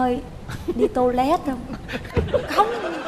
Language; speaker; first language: Vietnamese; native; Vietnamese